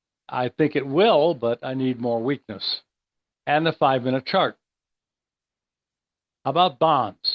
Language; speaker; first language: English; native; English